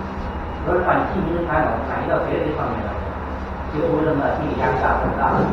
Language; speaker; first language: Chinese; native; Chinese